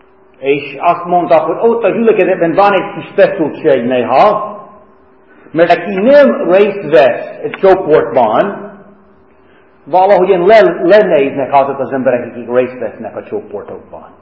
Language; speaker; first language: Hungarian; non-native, fluent; English